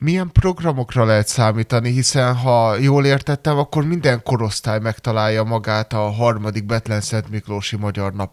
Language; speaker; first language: Hungarian; native; Hungarian